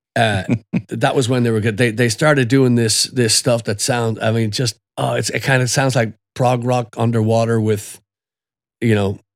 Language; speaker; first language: English; native; English